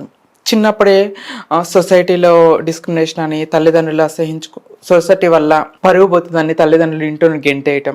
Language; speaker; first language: Telugu; native; Telugu